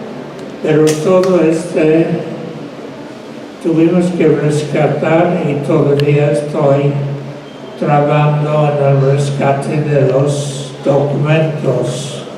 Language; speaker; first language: Spanish; non-native, fluent; English